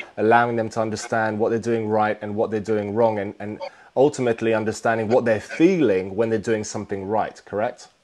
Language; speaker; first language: English; native; English